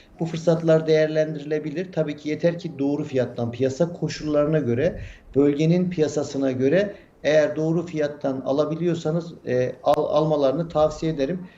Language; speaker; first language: Turkish; native; Turkish